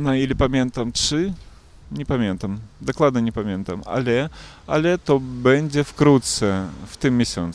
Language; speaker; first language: Polish; non-native, learner; Belarusian